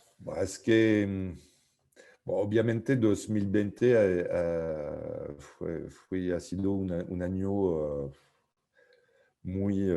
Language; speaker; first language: Spanish; non-native, fluent; French